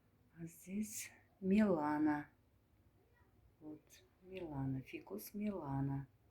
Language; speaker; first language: Russian; non-native, learner; Turkmen